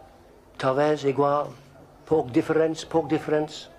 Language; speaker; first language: Portuguese; non-native, learner; English